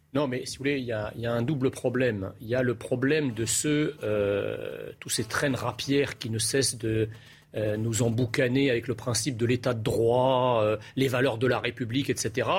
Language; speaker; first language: French; early bilingual, other home language; Arabic